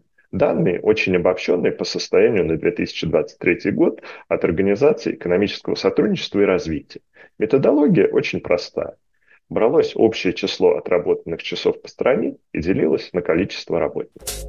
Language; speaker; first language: Russian; native; Russian